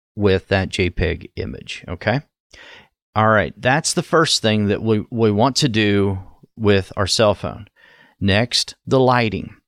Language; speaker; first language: English; native; English